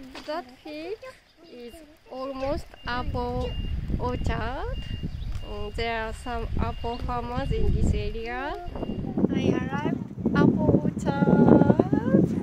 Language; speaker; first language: English; non-native, learner; Japanese